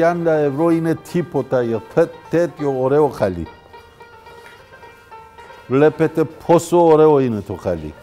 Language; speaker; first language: Greek; non-native, learner; Persian